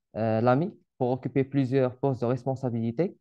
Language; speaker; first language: French; non-native, local second language; Arabic